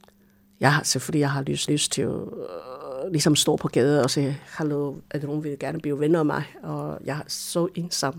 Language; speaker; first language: Danish; non-native, fluent; Chinese